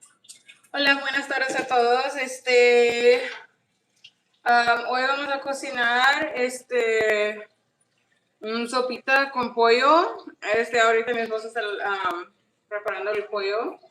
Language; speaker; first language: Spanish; non-native, learner; English